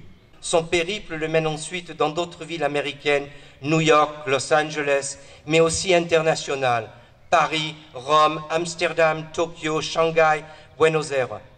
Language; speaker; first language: French; native; French